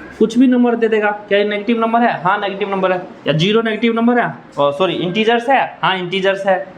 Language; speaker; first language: Hindi; native; Hindi